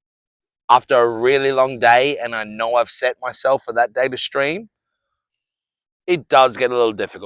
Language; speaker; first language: English; native; English